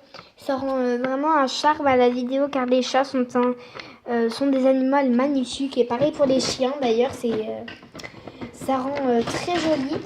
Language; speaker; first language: French; native; French